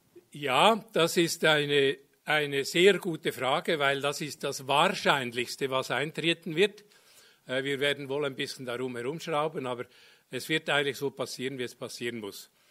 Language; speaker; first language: German; native; German